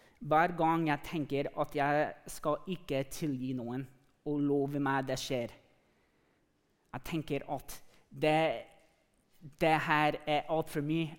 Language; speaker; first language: Norwegian; non-native, fluent; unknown